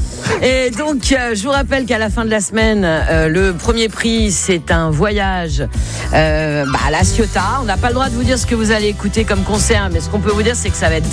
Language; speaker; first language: French; native; French